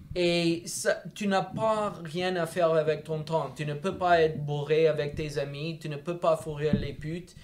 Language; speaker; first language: French; non-native, local second language; English